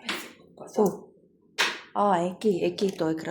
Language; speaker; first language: Greek; non-native, learner; Armenian